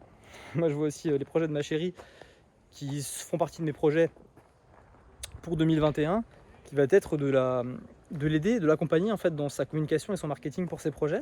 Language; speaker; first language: French; native; French